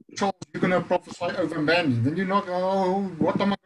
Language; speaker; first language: English; non-native, local second language; Afrikaans